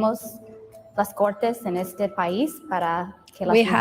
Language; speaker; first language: Spanish; early bilingual, other home language; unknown